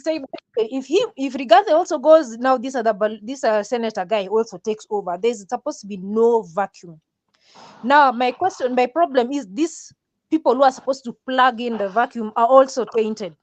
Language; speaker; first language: English; non-native, local second language; Swahili